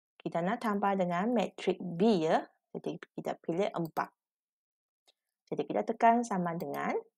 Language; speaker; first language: Malay; non-native, local second language; Chinese